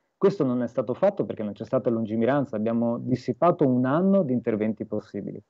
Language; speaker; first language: Italian; native; Italian